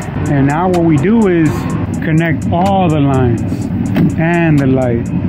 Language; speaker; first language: English; early bilingual, other home language; Spanish